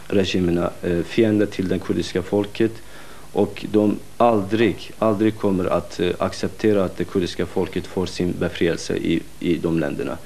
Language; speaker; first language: Swedish; non-native, fluent; Kurdish